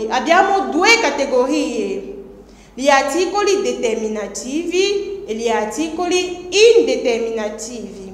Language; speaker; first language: Italian; non-native, fluent; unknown